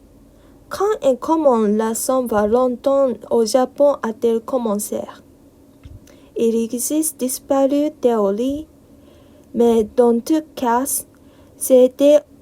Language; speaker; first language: French; non-native, learner; Japanese